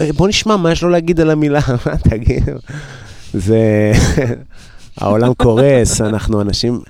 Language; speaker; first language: Hebrew; native; Hebrew